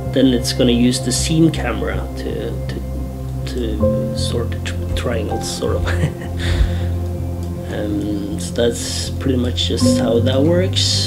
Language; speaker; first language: English; non-native, fluent; Norwegian